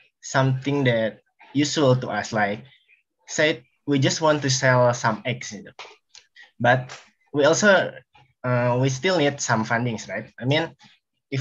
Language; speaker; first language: English; non-native, learner; Indonesian